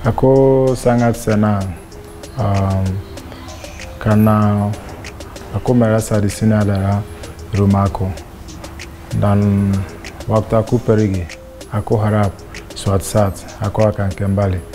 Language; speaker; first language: Indonesian; non-native, fluent; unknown